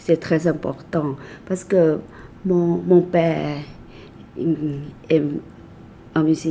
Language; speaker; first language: French; non-native, fluent; Thai